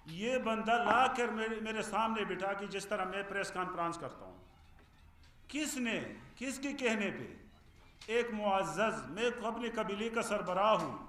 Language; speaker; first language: Urdu; non-native, fluent; Pashto